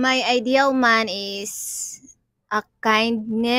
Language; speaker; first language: English; non-native, learner; Cebuano